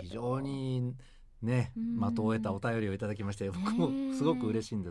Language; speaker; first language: Japanese; native; Japanese